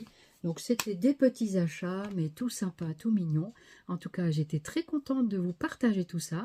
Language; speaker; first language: French; native; French